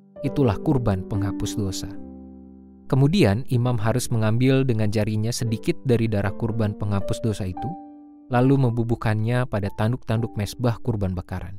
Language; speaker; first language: Indonesian; native; Indonesian